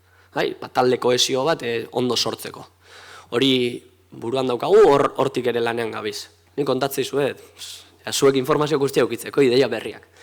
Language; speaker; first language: Basque; native; Basque